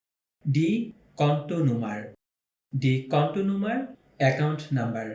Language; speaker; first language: German; non-native, fluent; Bangla